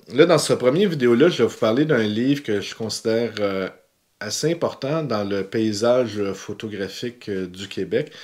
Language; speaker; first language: French; native; French